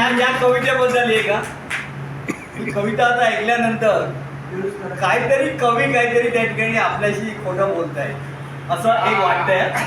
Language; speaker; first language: Marathi; native; Marathi